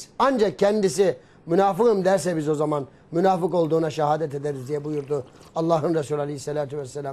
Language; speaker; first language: Turkish; native; Turkish